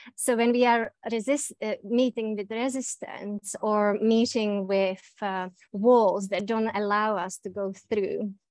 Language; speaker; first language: English; native; English